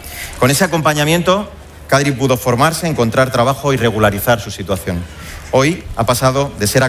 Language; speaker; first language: Spanish; native; Spanish